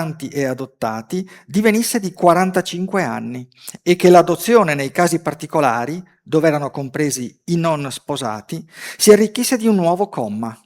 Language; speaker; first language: Italian; native; Italian